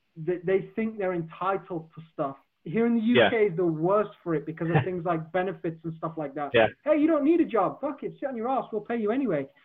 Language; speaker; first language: English; native; English